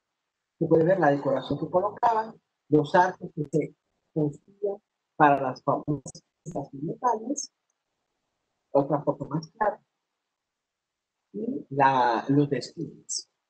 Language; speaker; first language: Spanish; native; Spanish